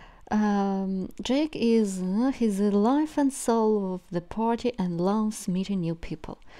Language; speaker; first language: English; non-native, fluent; Russian